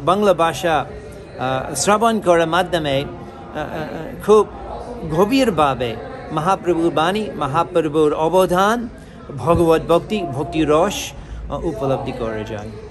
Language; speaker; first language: Bangla; non-native, fluent; English